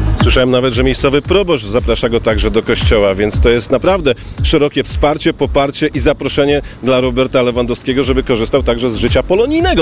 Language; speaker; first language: Polish; native; Polish